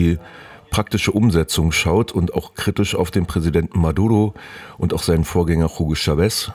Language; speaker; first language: German; native; German